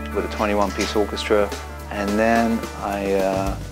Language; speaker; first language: English; native; English